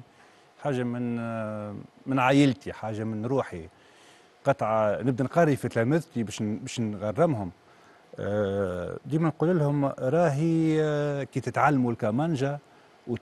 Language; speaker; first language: Arabic; native; Arabic